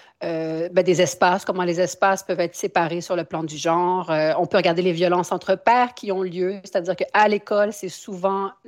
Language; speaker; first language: French; native; French